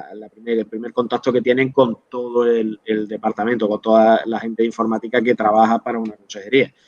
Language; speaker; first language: Spanish; native; Spanish